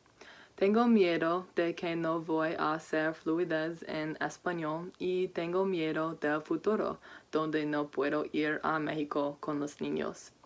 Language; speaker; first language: Spanish; non-native, learner; English